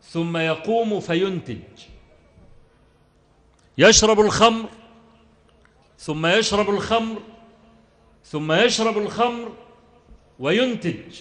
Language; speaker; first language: Arabic; native; Arabic